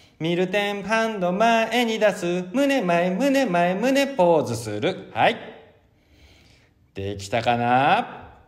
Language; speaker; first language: Japanese; native; Japanese